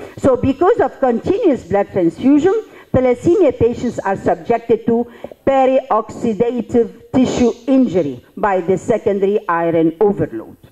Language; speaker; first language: English; non-native, fluent; Arabic